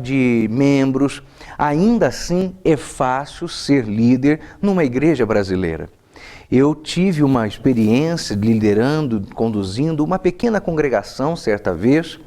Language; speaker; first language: Portuguese; native; Portuguese